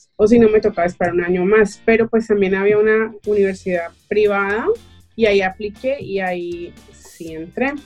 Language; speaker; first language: Spanish; native; Spanish